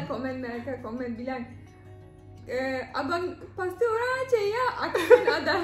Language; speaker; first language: Indonesian; non-native, learner; Turkish